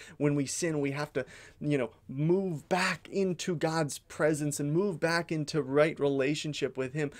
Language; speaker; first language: English; native; English